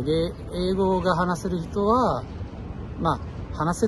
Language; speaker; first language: Japanese; non-native, fluent; Portuguese